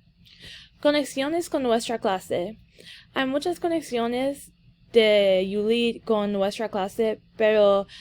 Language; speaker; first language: Spanish; early bilingual, heritage; English